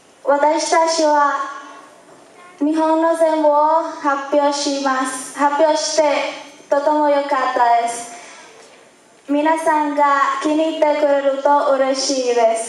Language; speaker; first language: Japanese; non-native, learner; Spanish